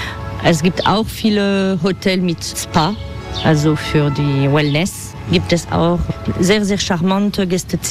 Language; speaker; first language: German; non-native, fluent; French